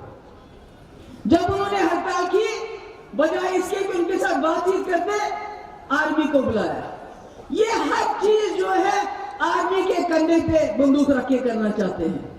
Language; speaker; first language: Urdu; non-native, local second language; Kashmiri